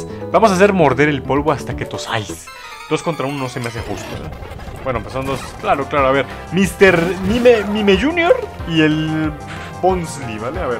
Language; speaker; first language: Spanish; native; Spanish